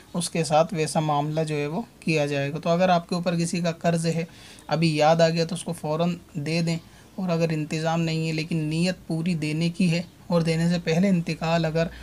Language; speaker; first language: Urdu; native; Urdu